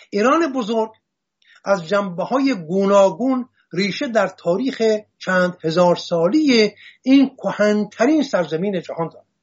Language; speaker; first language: Persian; non-native, local second language; Assyrian Neo-Aramaic